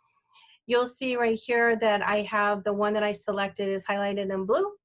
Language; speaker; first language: English; native; English